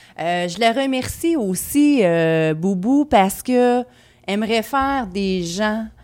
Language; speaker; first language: French; native; French